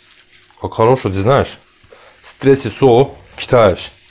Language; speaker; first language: Russian; non-native, learner; Turkish